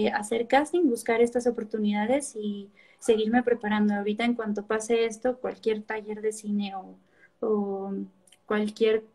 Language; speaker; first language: Spanish; native; Spanish